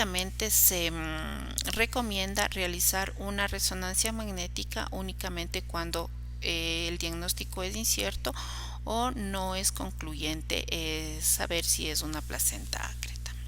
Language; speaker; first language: Spanish; native; Spanish